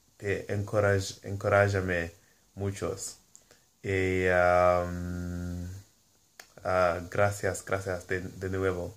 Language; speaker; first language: Spanish; non-native, learner; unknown